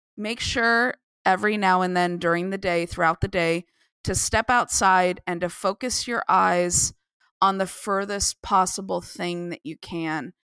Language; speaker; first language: English; native; English